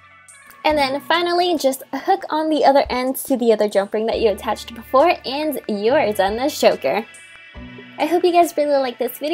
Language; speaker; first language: English; native; English